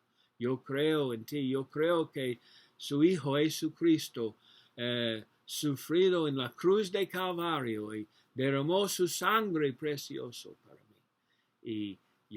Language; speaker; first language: Spanish; non-native, learner; English